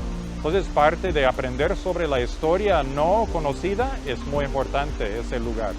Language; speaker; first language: Spanish; non-native, fluent; English